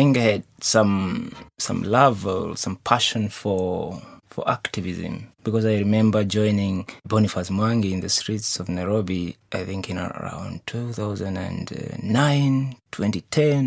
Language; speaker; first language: English; non-native, local second language; Kikuyu